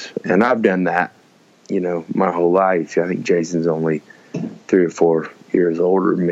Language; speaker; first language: English; native; English